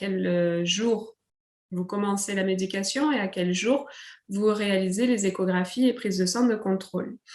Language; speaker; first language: French; native; French